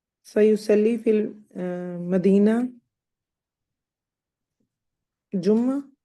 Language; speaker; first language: Arabic; non-native, learner; Urdu